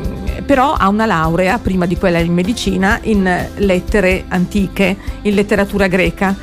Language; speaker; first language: Italian; native; Italian